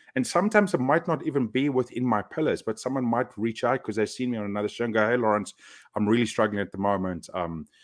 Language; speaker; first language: English; native; English